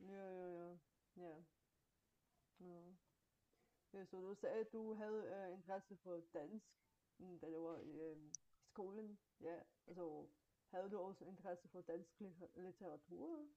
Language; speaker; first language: Danish; non-native, fluent; Bulgarian